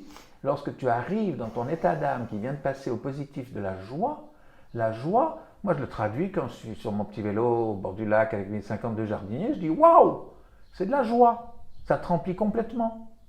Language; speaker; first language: French; native; French